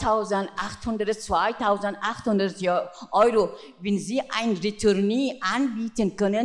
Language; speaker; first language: German; non-native, fluent; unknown